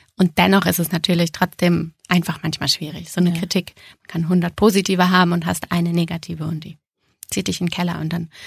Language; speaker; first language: German; native; German